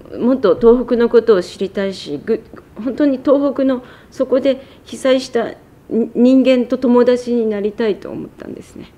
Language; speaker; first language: Japanese; native; Japanese